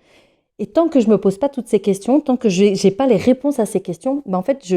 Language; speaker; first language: French; native; French